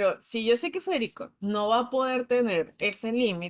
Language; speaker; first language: Spanish; native; Spanish